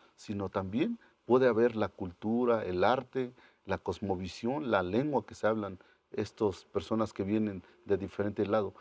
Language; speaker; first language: Spanish; non-native, local second language; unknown